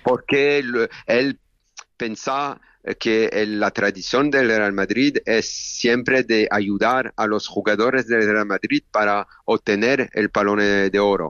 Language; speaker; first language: Spanish; non-native, fluent; French